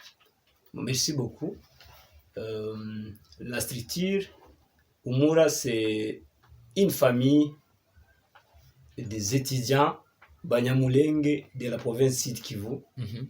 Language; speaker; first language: French; non-native, local second language; Kinyarwanda